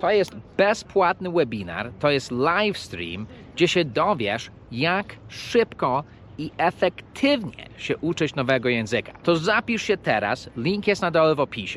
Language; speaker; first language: Polish; non-native, fluent; English